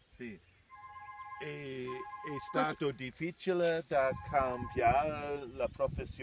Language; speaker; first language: Italian; non-native, learner; German